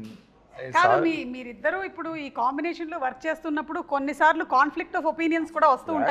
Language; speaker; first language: Telugu; native; Telugu